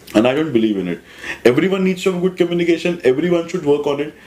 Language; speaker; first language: English; non-native, local second language; Hindi